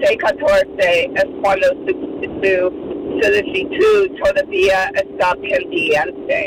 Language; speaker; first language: Spanish; non-native, fluent; English